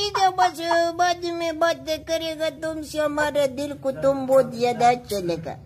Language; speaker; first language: Hindi; non-native, local second language; Pashto